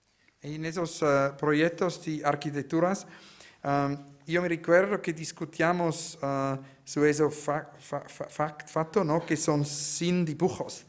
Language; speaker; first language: Spanish; non-native, learner; Italian